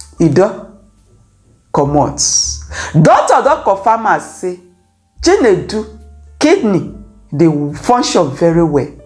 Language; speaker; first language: Nigerian Pidgin; native; Nigerian Pidgin